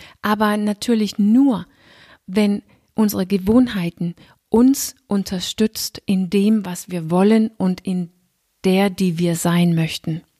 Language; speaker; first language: German; non-native, fluent; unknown